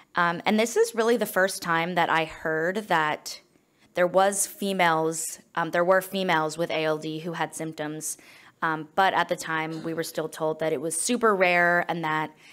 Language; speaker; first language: English; native; English